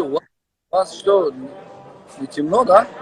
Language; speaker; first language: Russian; non-native, local second language; Tajik